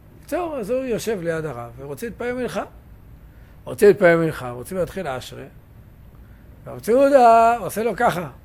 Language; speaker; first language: Hebrew; native; Hebrew